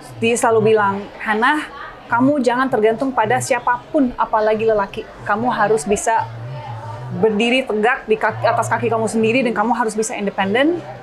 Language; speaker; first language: Indonesian; early bilingual, heritage; English